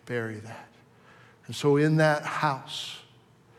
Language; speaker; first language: English; native; English